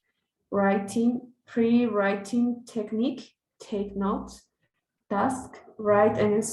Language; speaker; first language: English; non-native, learner; Spanish